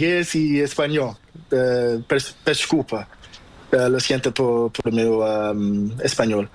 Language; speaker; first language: Spanish; non-native, learner; Portuguese